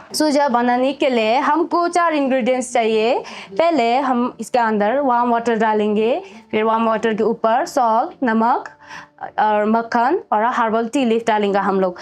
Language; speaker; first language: Hindi; non-native, fluent; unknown